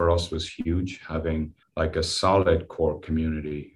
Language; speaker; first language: English; native; English